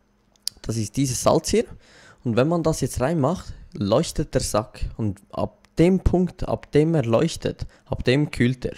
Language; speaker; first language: German; native; German